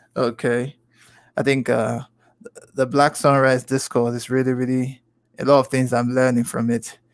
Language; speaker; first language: English; non-native, local second language; Igbo